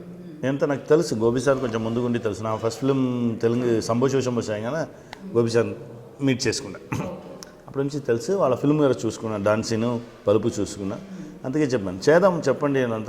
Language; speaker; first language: Telugu; non-native, local second language; Tamil